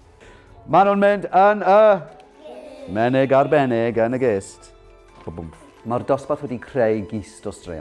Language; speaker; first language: Welsh; native; Welsh